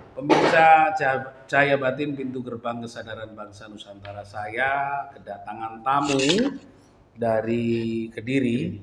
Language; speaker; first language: Indonesian; non-native, local second language; Madurese